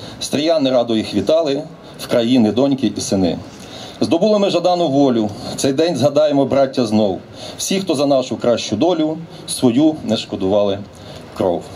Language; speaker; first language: Ukrainian; native; Ukrainian